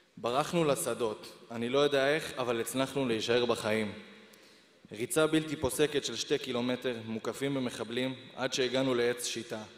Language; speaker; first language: Hebrew; native; Hebrew